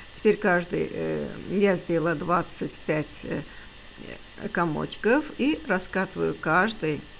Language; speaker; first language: Russian; non-native, local second language; Azerbaijani